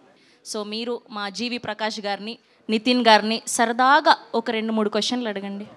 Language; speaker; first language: Telugu; native; Telugu